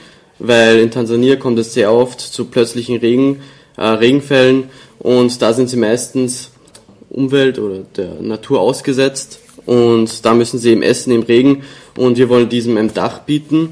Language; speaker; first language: German; native; German